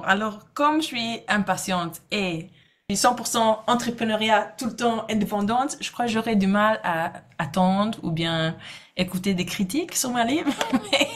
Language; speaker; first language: French; non-native, fluent; English